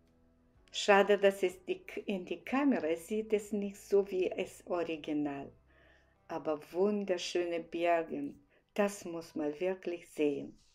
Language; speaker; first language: German; non-native, fluent; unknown